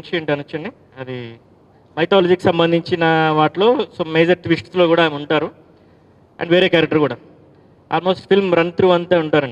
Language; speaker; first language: Telugu; native; Telugu